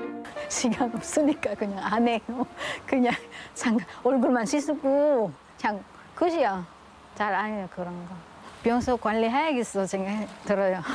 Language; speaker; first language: Korean; non-native, learner; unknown